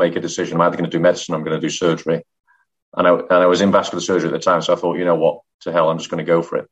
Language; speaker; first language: English; native; English